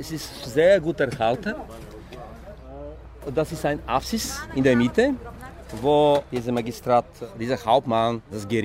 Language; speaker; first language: German; non-native, fluent; Bulgarian